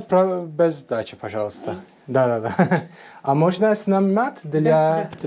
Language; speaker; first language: Russian; non-native, learner; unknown